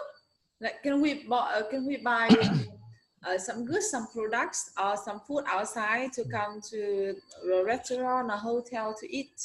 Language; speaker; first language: English; non-native, learner; Vietnamese